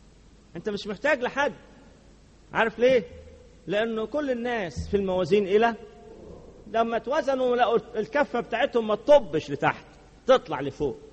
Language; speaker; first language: Arabic; native; Arabic